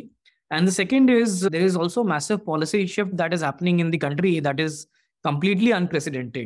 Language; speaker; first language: English; non-native, local second language; Hindi